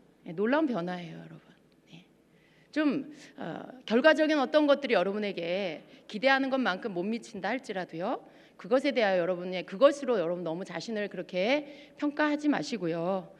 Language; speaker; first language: Korean; native; Korean